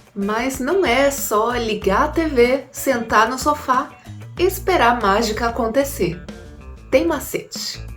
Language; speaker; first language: Portuguese; native; Portuguese